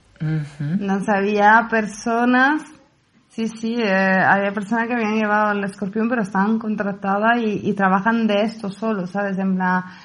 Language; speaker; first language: Spanish; non-native, fluent; Italian